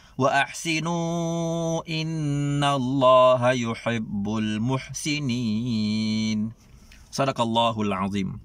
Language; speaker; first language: Arabic; non-native, fluent; Malay